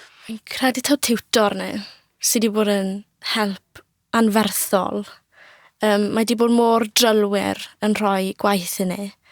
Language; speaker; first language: Welsh; native; Welsh